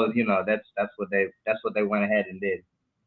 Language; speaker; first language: English; native; English